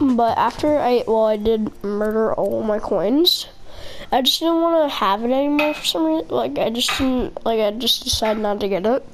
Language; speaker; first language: English; native; English